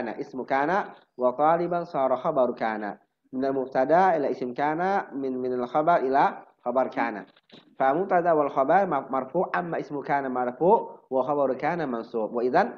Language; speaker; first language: Arabic; non-native, fluent; Indonesian